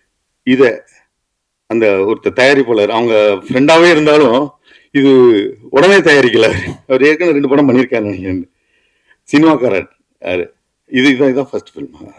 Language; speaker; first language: Tamil; native; Tamil